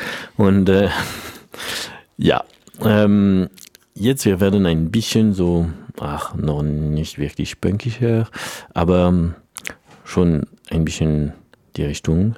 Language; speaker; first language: German; non-native, learner; French